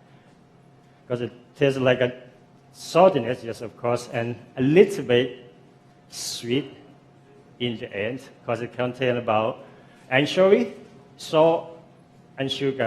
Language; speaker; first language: English; non-native, fluent; Thai